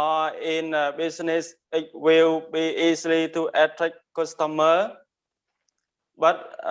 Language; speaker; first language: English; non-native, learner; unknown